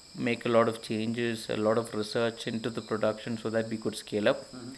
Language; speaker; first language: English; non-native, local second language; Malayalam